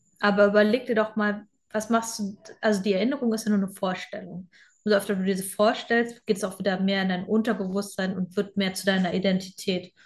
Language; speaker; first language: German; native; German